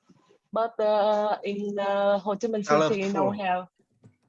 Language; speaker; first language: English; non-native, learner; Vietnamese